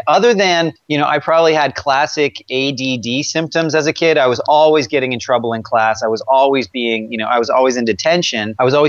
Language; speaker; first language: English; native; English